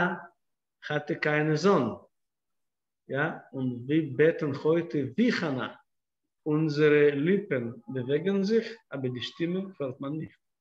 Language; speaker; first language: German; non-native, fluent; Russian